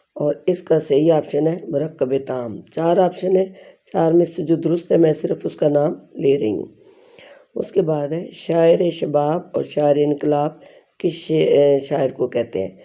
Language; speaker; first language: Urdu; non-native, local second language; Pashto